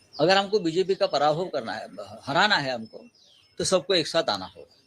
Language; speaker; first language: Hindi; non-native, local second language; Marathi